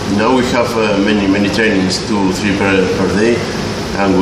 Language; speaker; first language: English; non-native, learner; Spanish